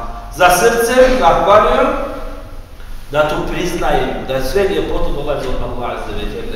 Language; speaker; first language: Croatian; non-native, fluent; Turkish